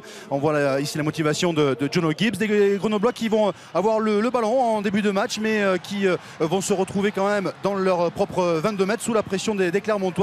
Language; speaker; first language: French; native; French